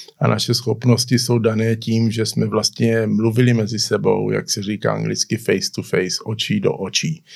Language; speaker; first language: Czech; early bilingual, heritage; Czech